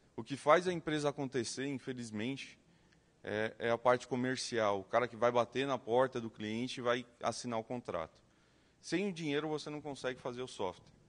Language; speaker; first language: Portuguese; native; Portuguese